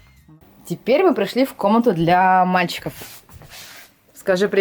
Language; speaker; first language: Russian; native; Russian